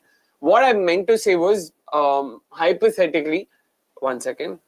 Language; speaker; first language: English; non-native, local second language; Hindi